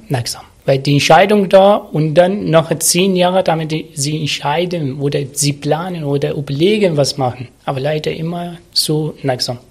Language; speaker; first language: German; non-native, learner; Arabic